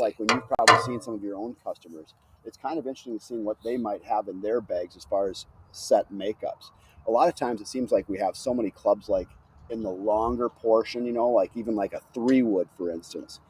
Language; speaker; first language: English; native; English